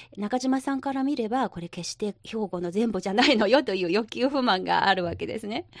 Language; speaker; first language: Japanese; non-native, local second language; Chinese